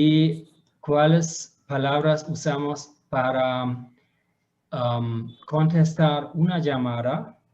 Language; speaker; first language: Spanish; non-native, fluent; German